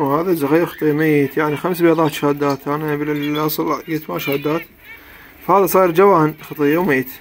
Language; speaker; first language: Arabic; native; Arabic